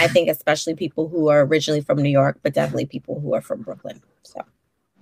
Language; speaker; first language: English; native; English